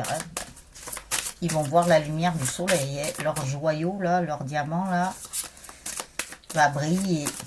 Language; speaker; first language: French; native; French